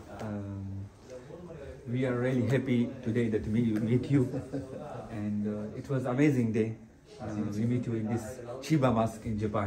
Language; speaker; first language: English; non-native, learner; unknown